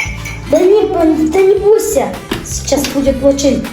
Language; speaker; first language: Russian; non-native, local second language; Kazakh